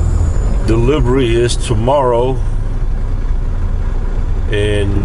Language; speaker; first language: English; native; English